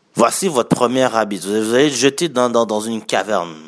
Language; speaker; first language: French; native; French